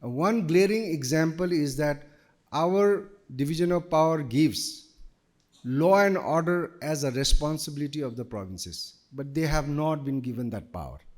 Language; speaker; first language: English; non-native, local second language; Nepali